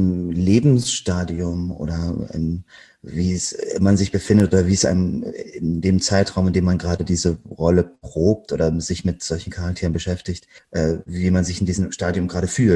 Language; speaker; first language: German; native; German